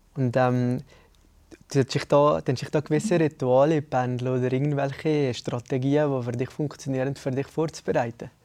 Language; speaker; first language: German; native; German